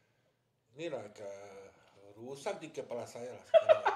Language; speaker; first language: Indonesian; non-native, learner; French